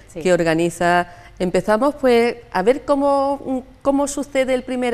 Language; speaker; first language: Spanish; native; Spanish